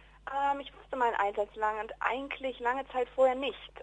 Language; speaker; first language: German; native; German